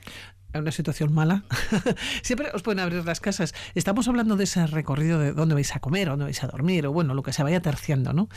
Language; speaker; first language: Spanish; native; Spanish